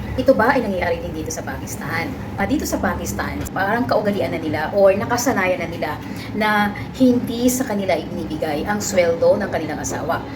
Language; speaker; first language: Filipino; native; Filipino